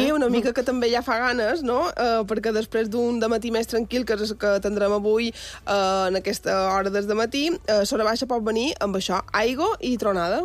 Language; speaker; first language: Catalan; native; Catalan